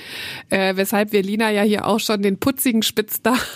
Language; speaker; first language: German; native; German